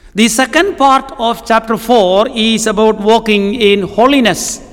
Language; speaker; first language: English; non-native, local second language; Malayalam